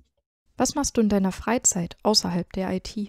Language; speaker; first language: German; native; German